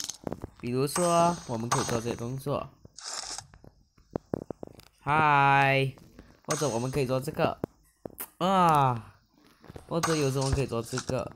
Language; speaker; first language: Chinese; early bilingual, heritage; Chinese